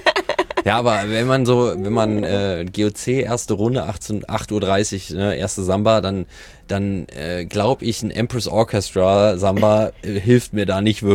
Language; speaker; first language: German; native; German